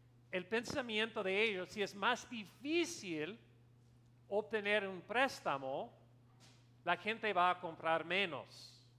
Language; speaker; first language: Spanish; non-native, learner; English